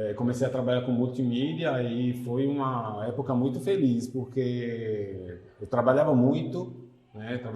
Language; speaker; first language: Portuguese; non-native, fluent; Italian